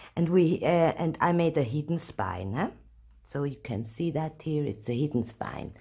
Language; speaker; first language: English; non-native, learner; Swiss German